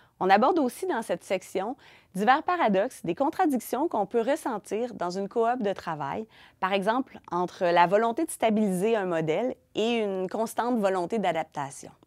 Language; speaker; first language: French; native; French